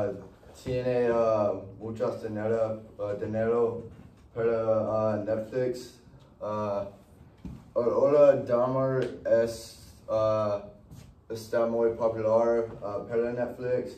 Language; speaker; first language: Spanish; non-native, learner; English